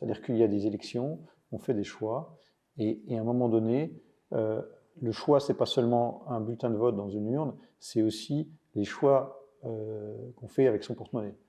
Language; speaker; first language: French; native; French